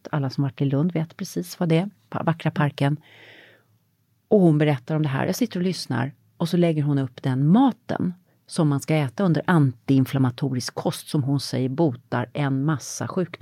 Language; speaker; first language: Swedish; native; Swedish